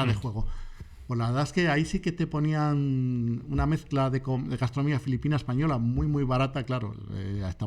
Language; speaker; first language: Spanish; native; Spanish